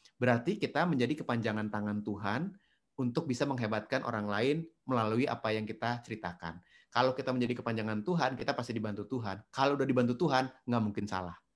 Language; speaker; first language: Indonesian; native; Indonesian